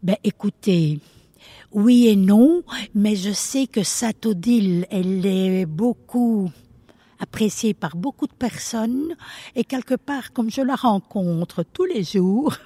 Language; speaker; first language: French; early bilingual, other home language; Italian